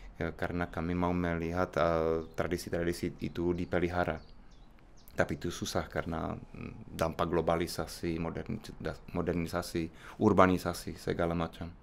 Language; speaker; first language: Indonesian; non-native, fluent; Czech